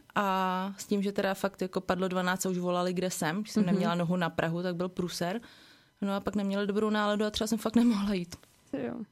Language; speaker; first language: Czech; early bilingual, other home language; Vietnamese